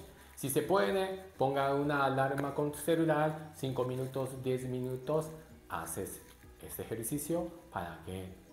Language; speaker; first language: Spanish; non-native, learner; Japanese